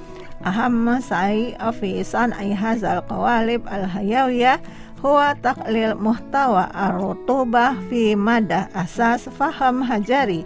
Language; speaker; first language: Arabic; non-native, fluent; Indonesian